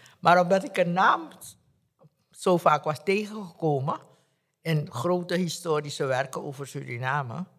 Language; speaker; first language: Dutch; native; Dutch